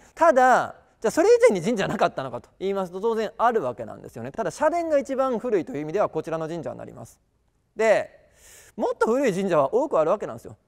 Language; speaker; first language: Japanese; native; Japanese